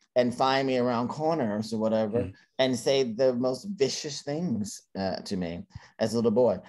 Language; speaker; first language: English; native; English